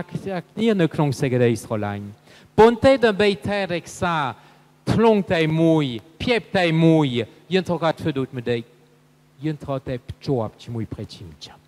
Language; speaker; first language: Khmer; non-native, fluent; French